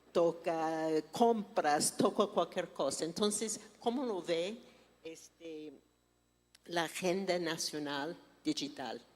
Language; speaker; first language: Spanish; non-native, fluent; English